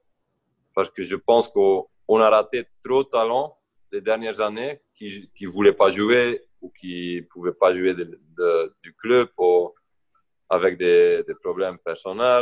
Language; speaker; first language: French; non-native, local second language; Dutch